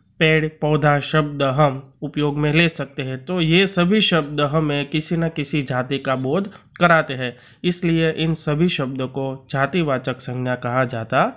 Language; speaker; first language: Hindi; non-native, local second language; Gujarati